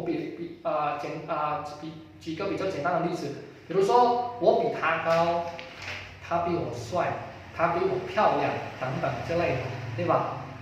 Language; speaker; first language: Chinese; non-native, fluent; Indonesian